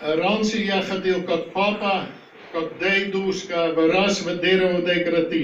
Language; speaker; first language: Russian; non-native, learner; Dutch